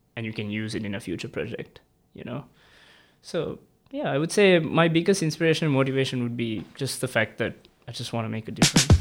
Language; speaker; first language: English; non-native, local second language; Tamil